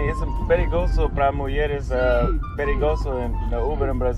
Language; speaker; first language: Portuguese; non-native, learner; English